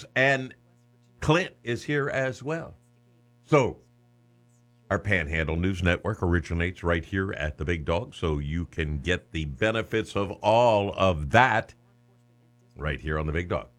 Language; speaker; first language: English; native; English